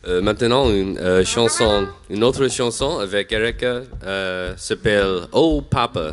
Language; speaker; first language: French; non-native, learner; English